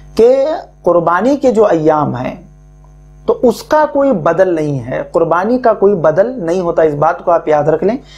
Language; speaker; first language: Urdu; native; Urdu